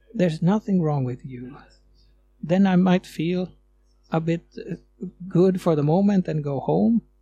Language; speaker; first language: English; non-native, fluent; Swedish